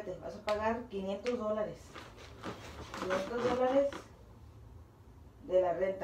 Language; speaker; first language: Spanish; native; Spanish